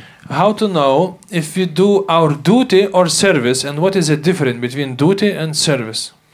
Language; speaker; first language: English; non-native, fluent; Lithuanian